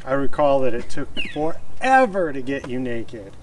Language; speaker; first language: English; native; English